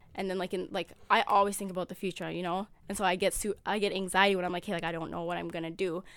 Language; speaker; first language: English; early bilingual, other home language; Amharic